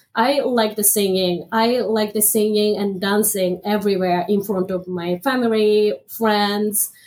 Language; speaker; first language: English; non-native, fluent; Japanese